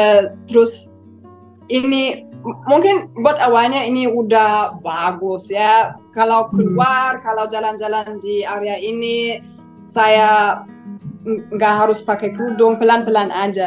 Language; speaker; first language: Indonesian; non-native, fluent; German